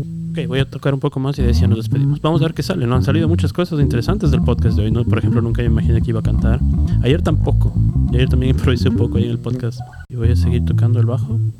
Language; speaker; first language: Spanish; native; Spanish